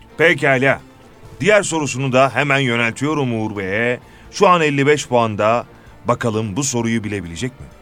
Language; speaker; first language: Turkish; native; Turkish